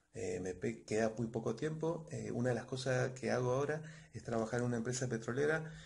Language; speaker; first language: Spanish; native; Spanish